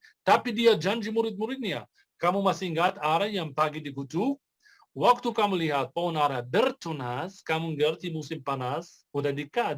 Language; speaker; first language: Indonesian; non-native, fluent; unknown